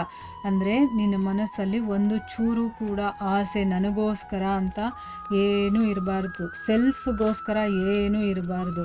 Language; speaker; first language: Kannada; native; Kannada